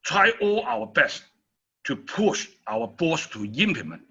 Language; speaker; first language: English; non-native, learner; Chinese